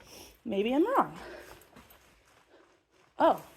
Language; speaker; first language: English; native; English